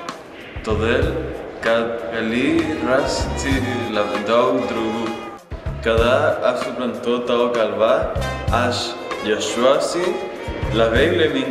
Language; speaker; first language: Lithuanian; non-native, learner; Spanish